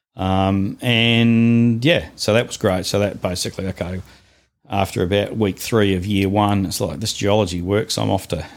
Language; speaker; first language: English; native; English